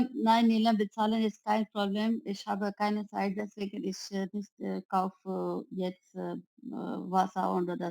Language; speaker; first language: German; non-native, learner; Urdu